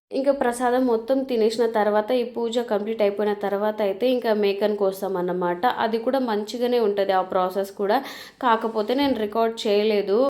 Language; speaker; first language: Telugu; non-native, local second language; Lambadi